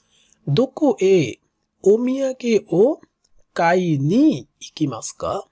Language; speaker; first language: Japanese; non-native, fluent; Bangla